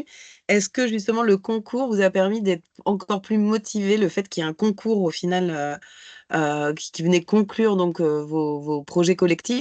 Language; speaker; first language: French; native; French